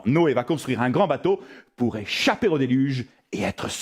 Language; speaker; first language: French; native; French